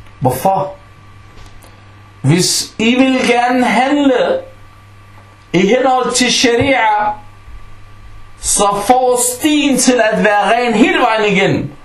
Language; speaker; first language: Danish; non-native, local second language; Arabic